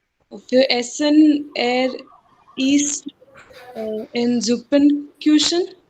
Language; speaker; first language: German; non-native, learner; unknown